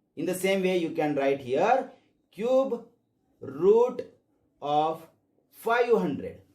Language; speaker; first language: English; non-native, local second language; Marathi